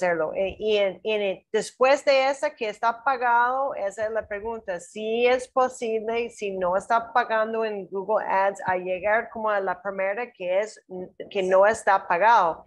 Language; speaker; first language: Spanish; non-native, learner; English